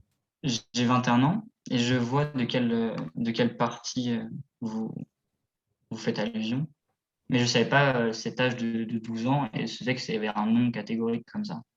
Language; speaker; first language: French; native; French